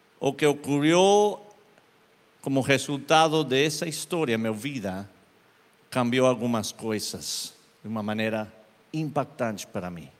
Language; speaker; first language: Portuguese; non-native, learner; Spanish